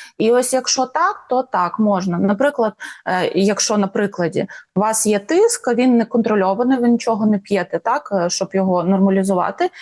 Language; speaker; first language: Ukrainian; non-native, local second language; Russian